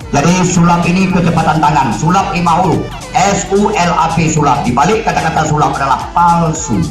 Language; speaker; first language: Indonesian; non-native, local second language; Achinese